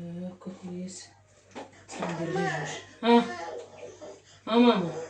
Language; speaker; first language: Arabic; native; Arabic